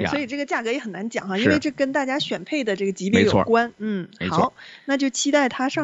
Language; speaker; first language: Chinese; native; Chinese